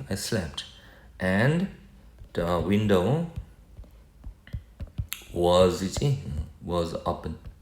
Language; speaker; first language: English; non-native, fluent; Korean